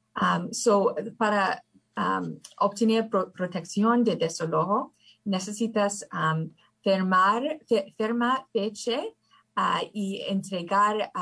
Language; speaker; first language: Spanish; early bilingual, heritage; English